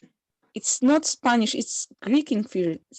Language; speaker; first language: English; non-native, learner; Polish